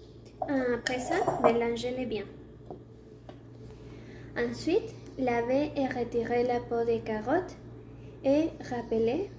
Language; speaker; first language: French; non-native, learner; Spanish